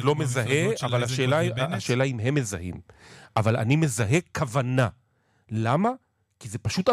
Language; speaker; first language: Hebrew; native; Hebrew